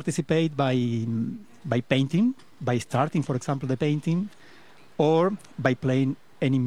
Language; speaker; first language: English; non-native, fluent; Spanish